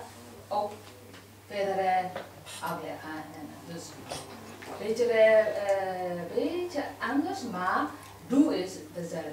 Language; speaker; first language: Dutch; non-native, learner; Burmese